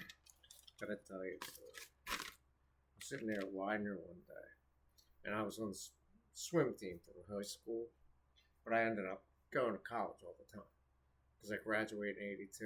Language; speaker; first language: English; native; English